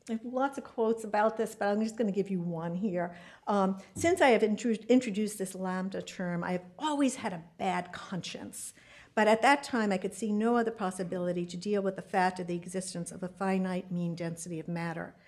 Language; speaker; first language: English; native; English